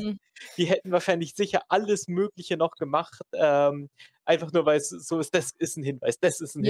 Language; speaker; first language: German; native; German